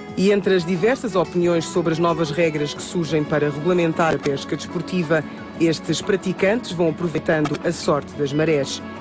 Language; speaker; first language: Portuguese; native; Portuguese